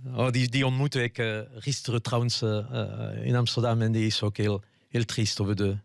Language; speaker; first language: Dutch; non-native, fluent; French